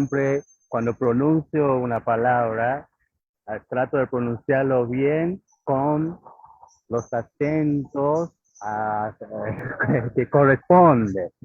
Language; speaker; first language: Spanish; non-native, fluent; Yoruba